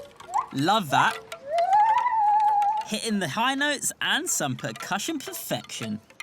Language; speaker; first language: English; native; English